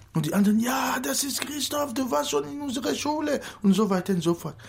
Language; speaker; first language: German; non-native, fluent; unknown